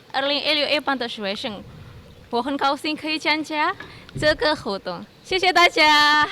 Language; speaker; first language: Chinese; non-native, fluent; Indonesian